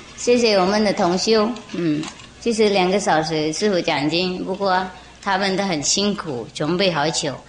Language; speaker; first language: Chinese; non-native, fluent; Vietnamese